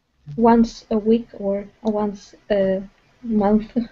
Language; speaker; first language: English; non-native, learner; Russian